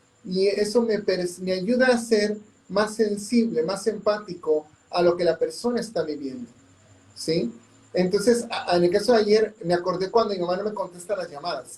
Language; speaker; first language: Spanish; native; Spanish